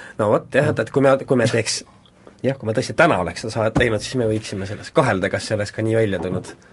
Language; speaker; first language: Estonian; native; Estonian